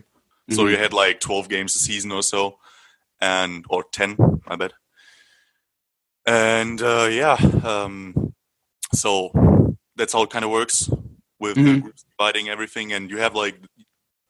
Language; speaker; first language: English; non-native, fluent; German